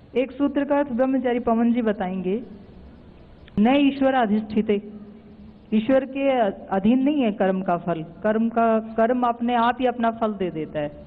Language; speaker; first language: Hindi; native; Hindi